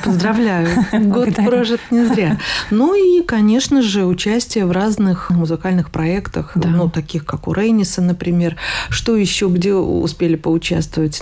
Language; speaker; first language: Russian; native; Russian